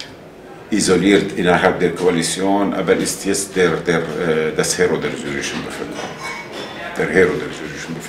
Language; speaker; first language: German; non-native, fluent; Arabic